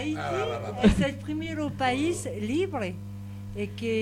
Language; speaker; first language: Spanish; non-native, learner; French